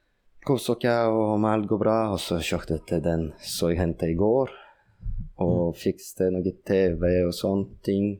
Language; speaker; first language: Norwegian; non-native, fluent; Russian